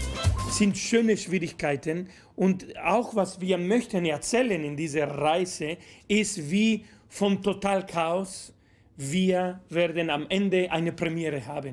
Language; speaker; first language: German; non-native, fluent; Spanish